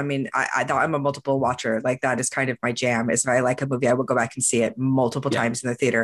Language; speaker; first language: English; native; English